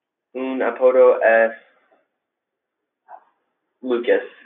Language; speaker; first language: Spanish; non-native, learner; English